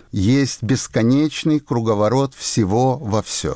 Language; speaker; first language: Russian; native; Russian